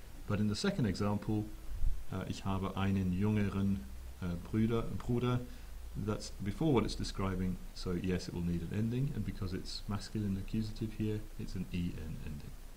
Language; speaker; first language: English; native; English